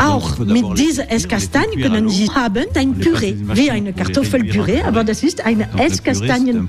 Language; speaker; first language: German; non-native, fluent; French